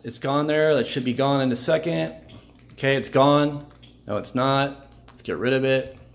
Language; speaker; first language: English; native; English